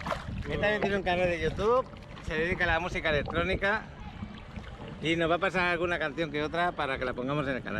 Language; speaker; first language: Spanish; native; Spanish